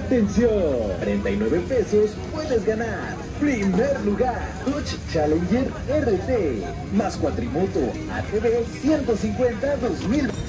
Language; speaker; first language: Spanish; native; Spanish